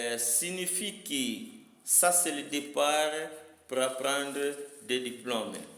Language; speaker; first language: French; non-native, learner; Lingala